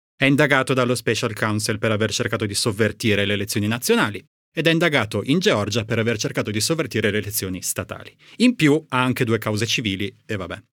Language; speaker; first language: Italian; native; Italian